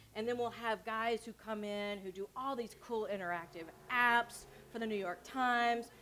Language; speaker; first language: English; native; English